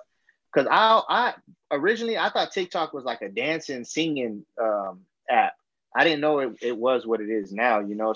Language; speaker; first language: English; native; English